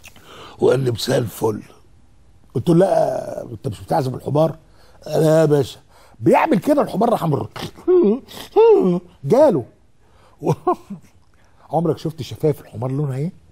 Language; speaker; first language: Arabic; native; Arabic